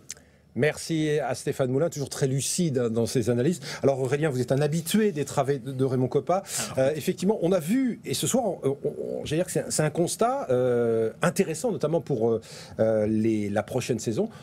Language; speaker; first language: French; native; French